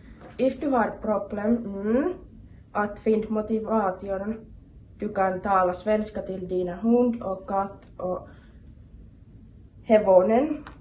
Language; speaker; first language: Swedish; non-native, learner; Finnish